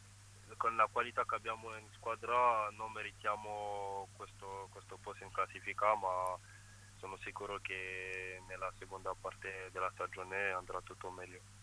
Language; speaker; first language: Italian; non-native, fluent; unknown